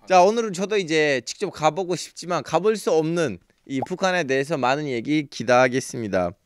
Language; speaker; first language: Korean; non-native, fluent; Turkish